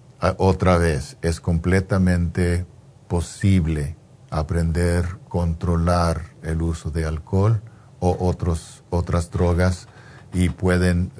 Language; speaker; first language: Spanish; non-native, fluent; English